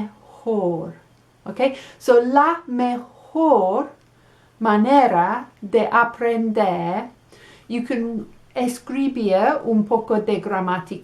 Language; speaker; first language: Spanish; non-native, fluent; English